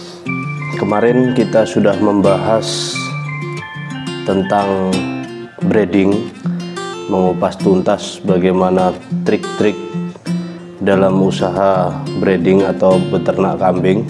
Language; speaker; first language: Indonesian; non-native, local second language; Javanese